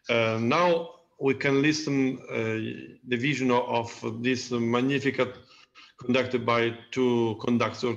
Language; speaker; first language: English; non-native, learner; Italian